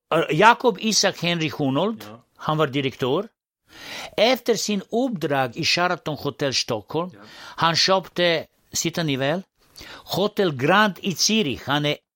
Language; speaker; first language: Swedish; non-native, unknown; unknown